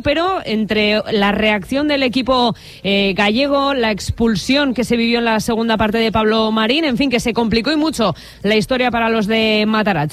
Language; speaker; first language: Spanish; native; Spanish